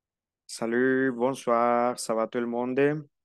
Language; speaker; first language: French; non-native, fluent; Spanish